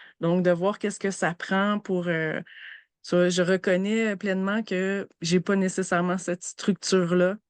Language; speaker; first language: French; native; French